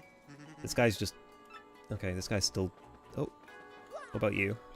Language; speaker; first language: English; native; English